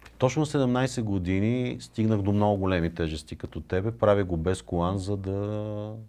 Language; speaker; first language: Bulgarian; native; Bulgarian